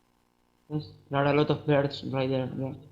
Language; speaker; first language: English; non-native, fluent; Spanish